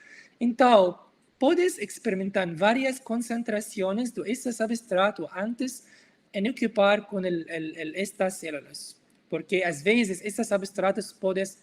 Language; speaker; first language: Portuguese; non-native, learner; Arabic